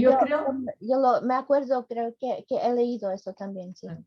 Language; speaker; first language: Spanish; non-native, fluent; Czech